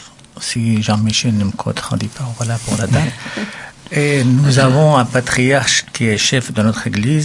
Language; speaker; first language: French; non-native, local second language; Arabic